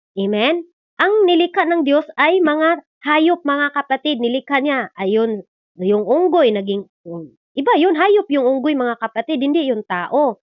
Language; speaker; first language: Filipino; non-native, local second language; Cebuano